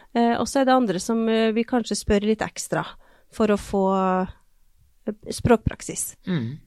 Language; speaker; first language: Norwegian; native; Norwegian